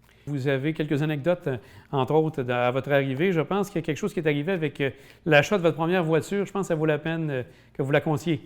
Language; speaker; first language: French; native; French